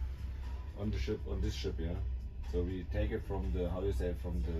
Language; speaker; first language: English; non-native, learner; German